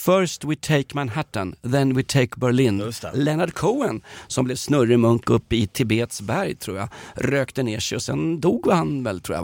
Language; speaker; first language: Swedish; native; Swedish